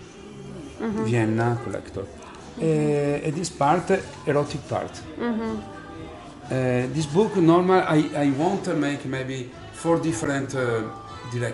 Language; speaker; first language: English; non-native, learner; Italian